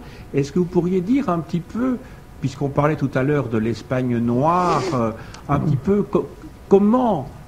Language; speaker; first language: French; native; French